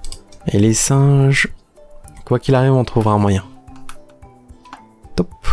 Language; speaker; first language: French; native; French